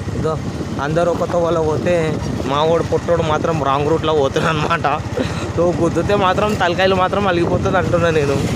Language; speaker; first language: Telugu; non-native, local second language; Tamil